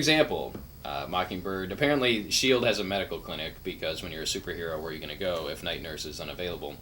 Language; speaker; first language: English; native; English